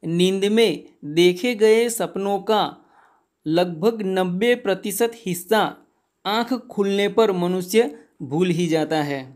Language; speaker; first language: Hindi; non-native, local second language; Gujarati